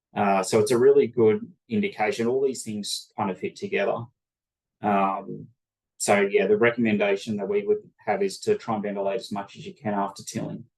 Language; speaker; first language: English; native; English